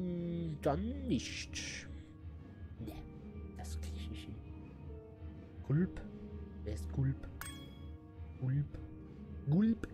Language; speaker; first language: German; native; German